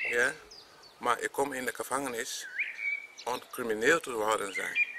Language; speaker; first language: Dutch; non-native, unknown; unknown